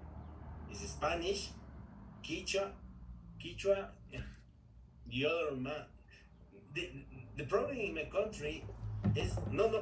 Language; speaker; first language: English; non-native, learner; Spanish